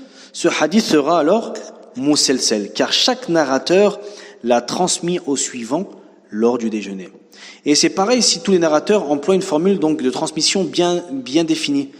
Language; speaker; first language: French; native; French